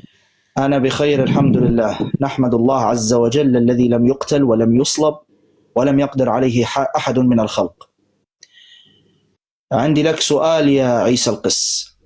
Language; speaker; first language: Arabic; native; Arabic